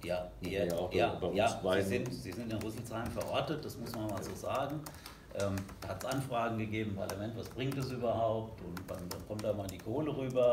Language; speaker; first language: German; native; German